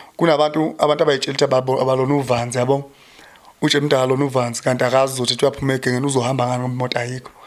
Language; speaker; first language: Zulu; native; Zulu